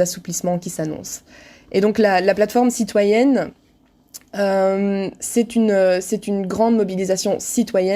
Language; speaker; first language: French; native; French